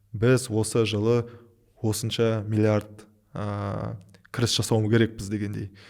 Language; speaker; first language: Kazakh; non-native, local second language; Russian